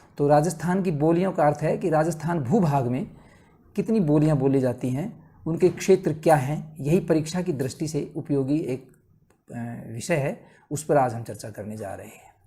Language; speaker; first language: Hindi; native; Hindi